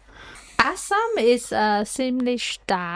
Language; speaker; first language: German; non-native, fluent; Chinese